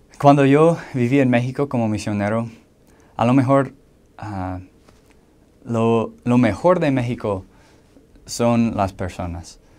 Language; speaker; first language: Spanish; non-native, fluent; English